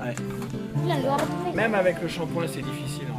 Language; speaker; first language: French; native; French